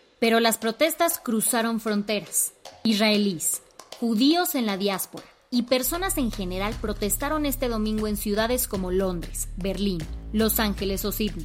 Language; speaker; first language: Spanish; native; Spanish